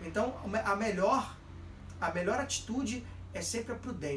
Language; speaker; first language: Portuguese; native; Portuguese